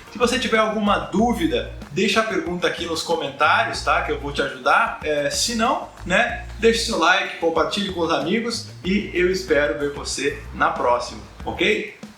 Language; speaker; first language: Portuguese; native; Portuguese